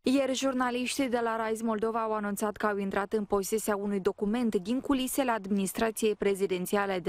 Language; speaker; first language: Romanian; native; Romanian